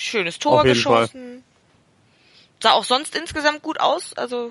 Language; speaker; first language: German; native; German